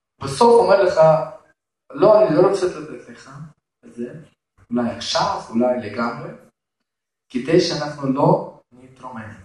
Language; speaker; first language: Hebrew; non-native, fluent; Russian